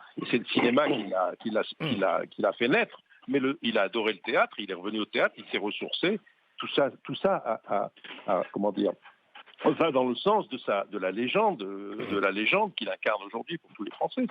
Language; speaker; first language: French; native; French